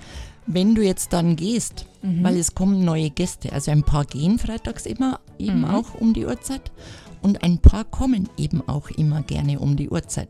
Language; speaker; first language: German; native; German